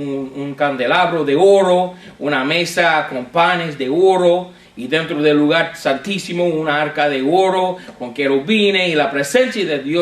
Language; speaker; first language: Spanish; non-native, fluent; English